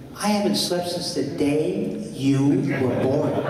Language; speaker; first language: English; native; English